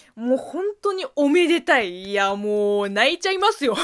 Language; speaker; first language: Japanese; non-native, fluent; Chinese